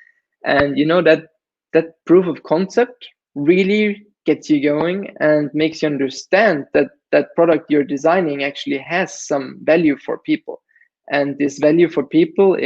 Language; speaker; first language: English; non-native, fluent; German